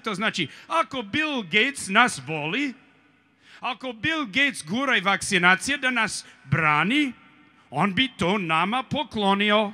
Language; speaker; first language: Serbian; early bilingual, heritage; Serbian